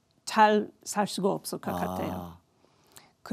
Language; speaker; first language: Korean; non-native, learner; English